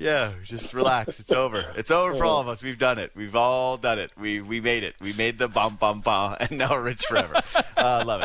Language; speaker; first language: English; native; English